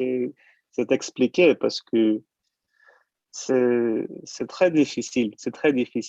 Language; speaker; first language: French; non-native, learner; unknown